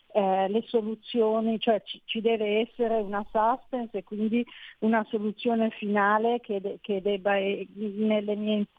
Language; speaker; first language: Italian; native; Italian